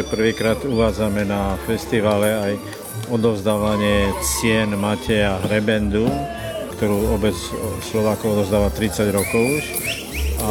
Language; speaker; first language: Slovak; native; Slovak